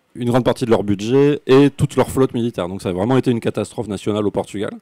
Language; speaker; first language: French; native; French